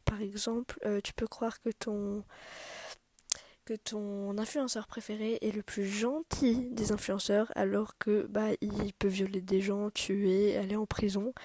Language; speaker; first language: French; native; French